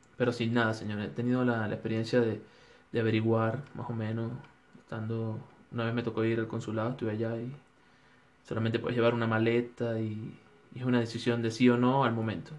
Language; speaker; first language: Spanish; native; Spanish